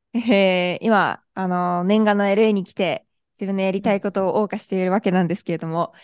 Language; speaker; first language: Japanese; native; Japanese